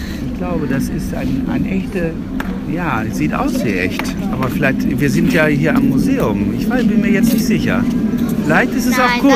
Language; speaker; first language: German; native; German